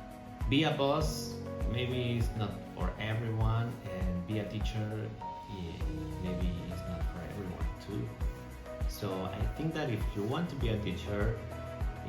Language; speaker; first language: English; non-native, learner; Spanish